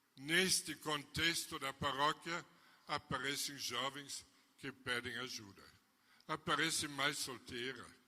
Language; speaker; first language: Portuguese; non-native, fluent; German